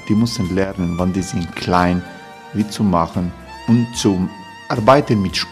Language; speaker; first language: German; non-native, fluent; Croatian